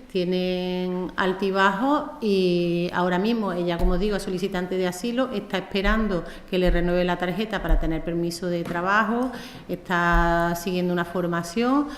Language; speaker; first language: Spanish; native; Spanish